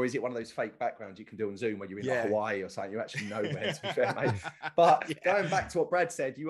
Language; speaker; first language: English; native; English